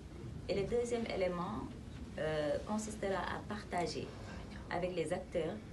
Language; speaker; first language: French; non-native, local second language; Wolof